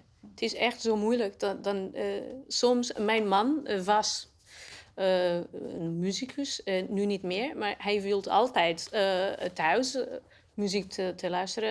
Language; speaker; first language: Dutch; non-native, learner; Portuguese